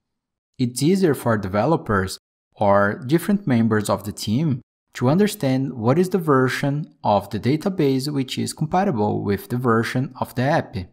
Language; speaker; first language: English; non-native, fluent; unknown